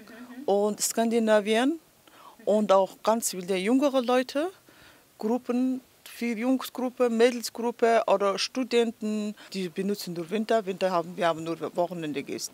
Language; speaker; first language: German; non-native, learner; Mongolian